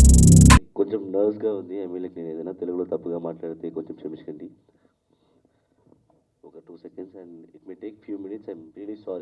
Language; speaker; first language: Telugu; non-native, learner; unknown